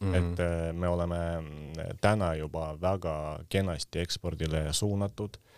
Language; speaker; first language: Estonian; non-native, local second language; Russian